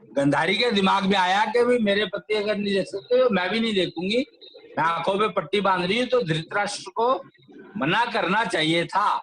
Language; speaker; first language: Hindi; native; Hindi